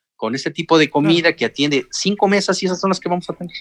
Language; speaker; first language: Spanish; native; Spanish